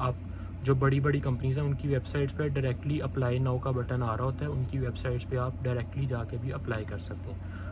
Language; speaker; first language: Urdu; native; Urdu